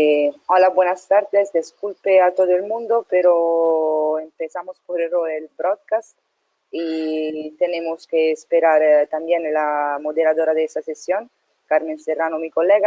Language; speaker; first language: Spanish; non-native, learner; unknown